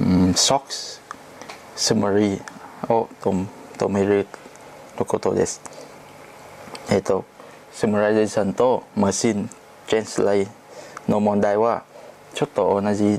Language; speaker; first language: Japanese; non-native, learner; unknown